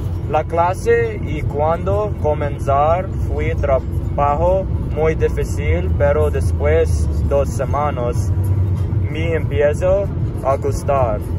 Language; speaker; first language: Spanish; non-native, learner; English